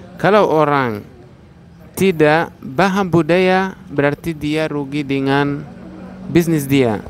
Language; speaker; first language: Indonesian; non-native, learner; Arabic